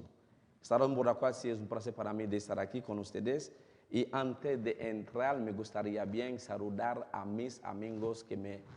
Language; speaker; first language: Spanish; non-native, fluent; Haitian Creole